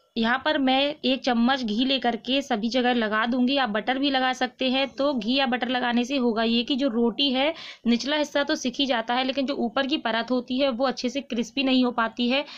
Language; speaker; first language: Hindi; native; Hindi